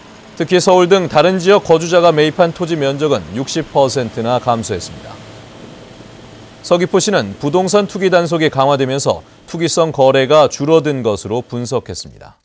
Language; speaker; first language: Korean; native; Korean